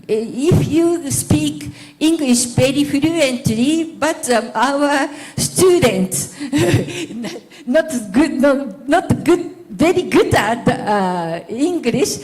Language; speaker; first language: English; non-native, learner; Japanese